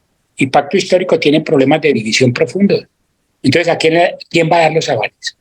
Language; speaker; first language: Spanish; native; Spanish